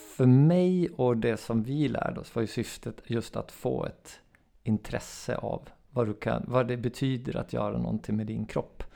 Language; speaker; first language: Swedish; native; Swedish